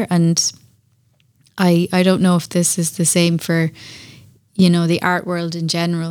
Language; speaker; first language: English; native; English